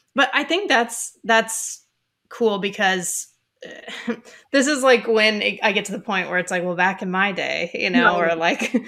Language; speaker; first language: English; native; English